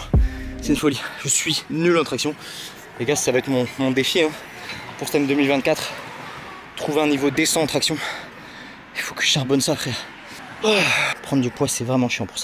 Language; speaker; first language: French; native; French